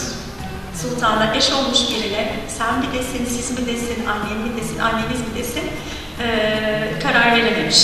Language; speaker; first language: Turkish; native; Turkish